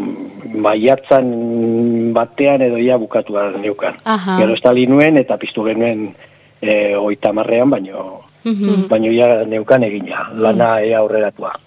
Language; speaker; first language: Basque; non-native, local second language; Spanish